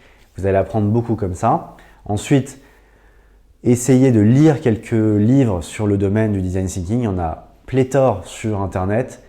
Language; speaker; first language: French; native; French